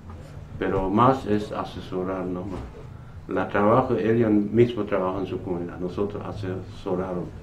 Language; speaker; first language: Spanish; non-native, learner; Plautdietsch